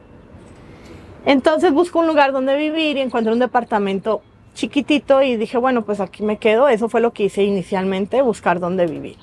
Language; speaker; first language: Spanish; native; Spanish